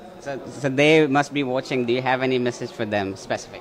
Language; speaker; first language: English; non-native, fluent; Persian